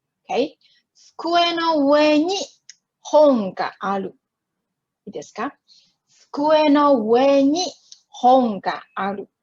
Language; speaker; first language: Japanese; non-native, fluent; Chinese